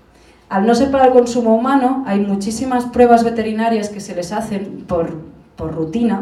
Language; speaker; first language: Spanish; native; Spanish